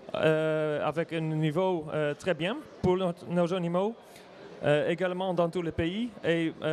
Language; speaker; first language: French; non-native, learner; Dutch